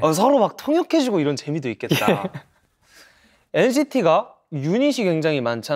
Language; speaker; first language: Korean; native; Korean